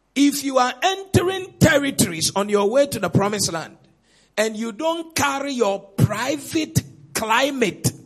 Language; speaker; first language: English; non-native, local second language; Akan